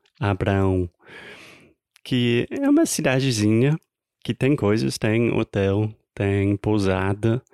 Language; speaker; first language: Portuguese; non-native, fluent; English